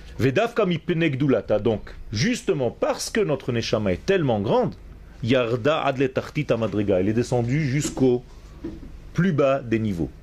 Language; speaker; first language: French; non-native, fluent; Hebrew